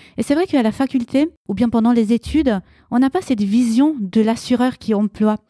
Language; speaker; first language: French; early bilingual, other home language; Romanian